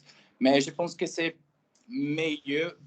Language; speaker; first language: French; non-native, fluent; Portuguese